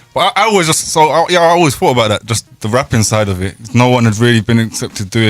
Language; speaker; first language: English; native; English